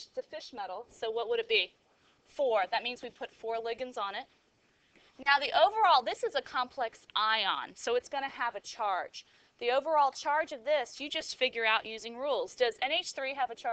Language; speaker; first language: English; native; English